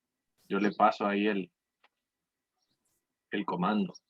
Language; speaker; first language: Spanish; native; Spanish